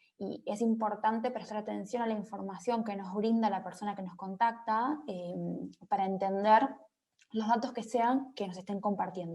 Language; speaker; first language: Spanish; native; Spanish